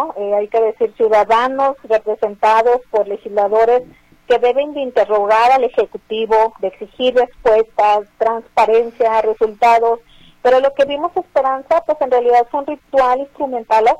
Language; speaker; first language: Spanish; native; Spanish